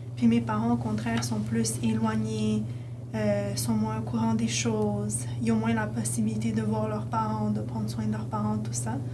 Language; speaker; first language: French; early bilingual, other home language; Romanian